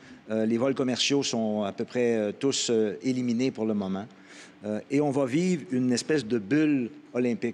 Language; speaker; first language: French; native; French